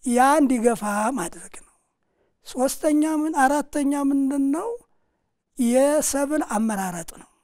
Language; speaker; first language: Amharic; native; Amharic